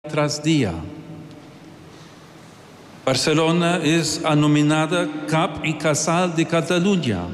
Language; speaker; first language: Catalan; non-native, fluent; English